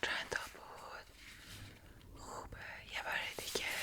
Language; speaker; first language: Persian; native; Persian